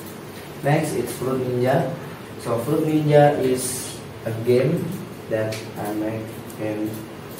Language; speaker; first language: English; non-native, learner; Indonesian